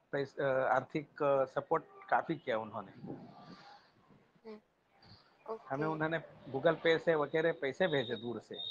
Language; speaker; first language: Hindi; non-native, local second language; Gujarati